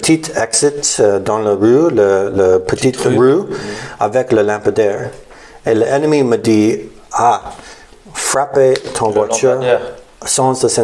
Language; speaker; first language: French; non-native, learner; English